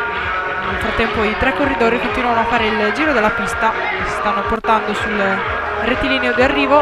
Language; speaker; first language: Italian; native; Italian